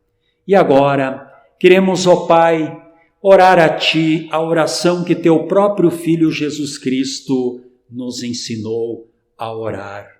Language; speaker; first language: Portuguese; native; Portuguese